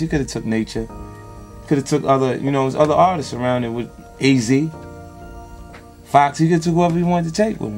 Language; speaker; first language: English; native; English